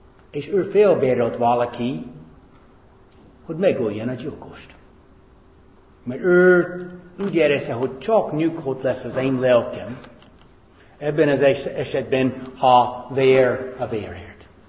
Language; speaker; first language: Hungarian; non-native, fluent; English